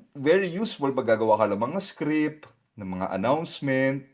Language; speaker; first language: Filipino; native; Filipino